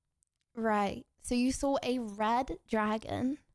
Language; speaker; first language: English; native; English